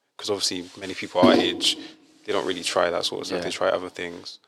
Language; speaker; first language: English; native; English